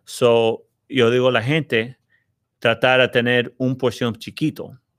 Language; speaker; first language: Spanish; early bilingual, heritage; Spanish